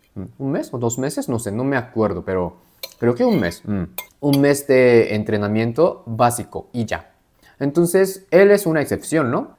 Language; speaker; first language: Spanish; non-native, fluent; Korean